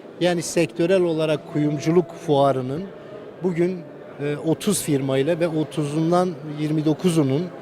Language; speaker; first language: Turkish; native; Turkish